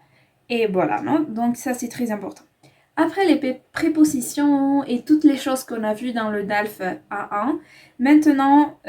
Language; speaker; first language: French; non-native, fluent; Spanish